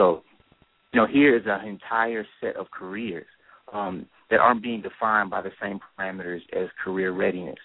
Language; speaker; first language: English; native; English